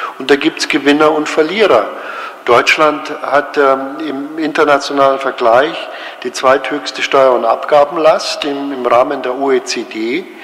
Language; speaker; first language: German; native; German